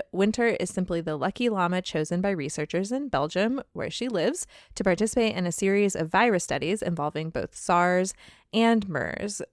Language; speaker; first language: English; native; English